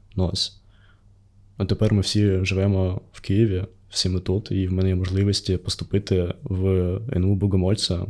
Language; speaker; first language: Ukrainian; non-native, local second language; Russian